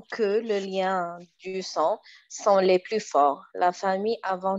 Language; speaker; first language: French; non-native, learner; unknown